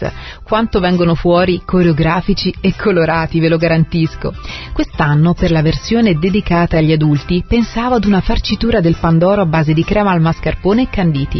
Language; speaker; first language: Italian; native; Italian